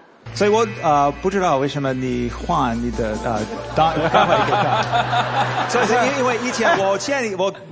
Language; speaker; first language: Chinese; non-native, learner; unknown